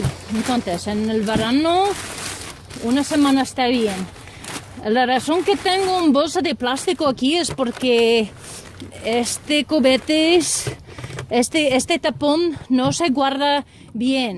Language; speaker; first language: Spanish; non-native, learner; English